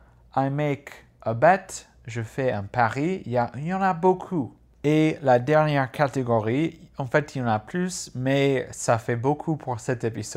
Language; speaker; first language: French; non-native, fluent; English